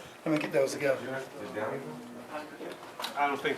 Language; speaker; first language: English; native; English